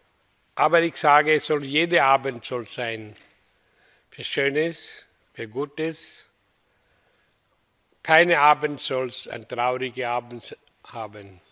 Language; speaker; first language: German; non-native, learner; Hindi